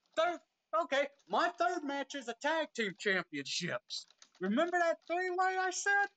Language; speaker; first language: English; native; English